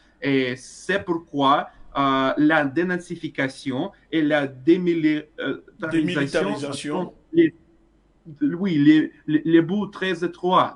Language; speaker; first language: French; non-native, fluent; Russian